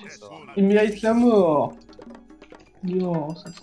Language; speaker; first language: French; native; French